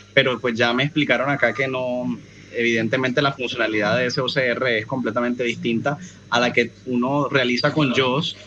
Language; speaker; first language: Spanish; native; Spanish